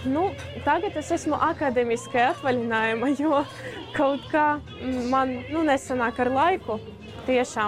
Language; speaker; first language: Latvian; early bilingual, other home language; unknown